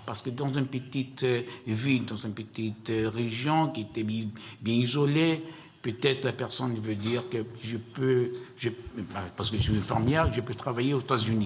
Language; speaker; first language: French; non-native, learner; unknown